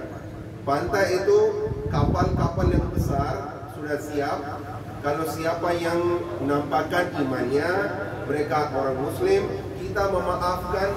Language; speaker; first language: Indonesian; non-native, fluent; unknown